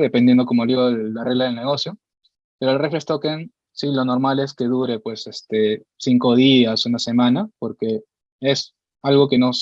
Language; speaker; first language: Spanish; native; Spanish